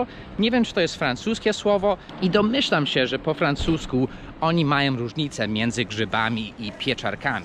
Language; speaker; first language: Polish; early bilingual, heritage; Polish